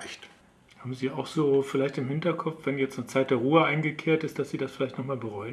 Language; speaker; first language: German; native; German